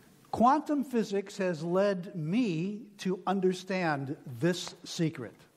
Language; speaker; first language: English; native; English